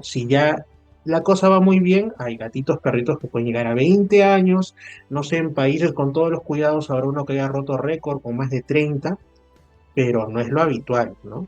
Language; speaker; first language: Spanish; native; Spanish